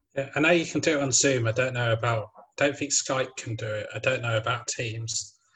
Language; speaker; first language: English; native; English